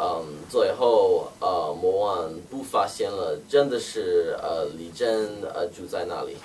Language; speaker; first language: Chinese; non-native, learner; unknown